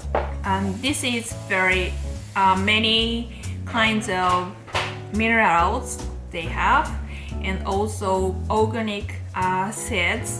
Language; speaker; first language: English; non-native, learner; Japanese